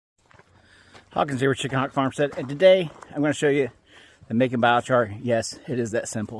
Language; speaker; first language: English; native; English